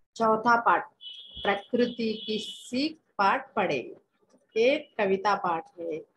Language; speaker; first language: Hindi; non-native, local second language; Telugu